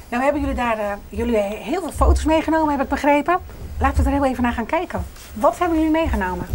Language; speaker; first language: Dutch; native; Dutch